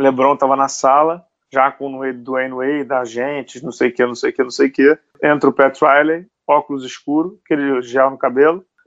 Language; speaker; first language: Portuguese; native; Portuguese